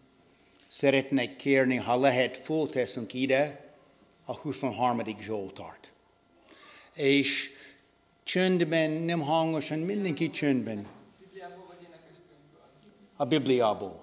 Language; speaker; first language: Hungarian; non-native, learner; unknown